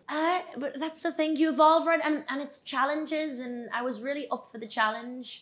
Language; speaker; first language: English; native; English